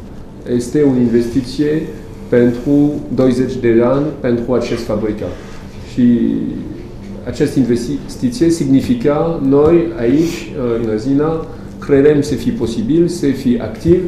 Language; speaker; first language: Romanian; non-native, learner; French